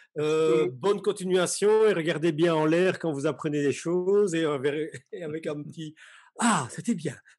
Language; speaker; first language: French; native; French